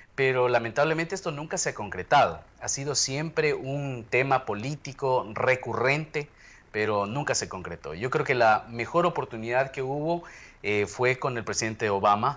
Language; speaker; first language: Spanish; native; Spanish